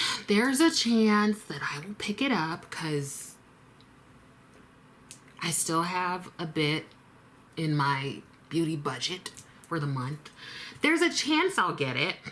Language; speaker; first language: English; native; English